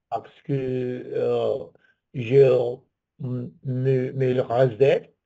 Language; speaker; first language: French; non-native, learner; English